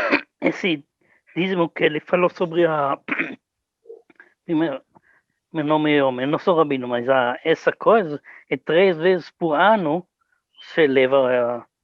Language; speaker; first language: Portuguese; non-native, learner; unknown